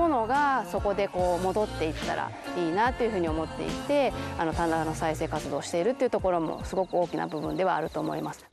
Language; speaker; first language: Japanese; native; Japanese